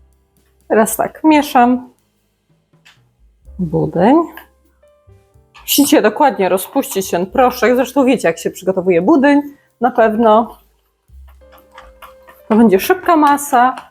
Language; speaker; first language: Polish; native; Polish